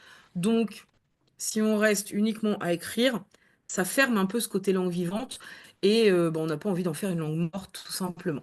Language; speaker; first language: French; native; French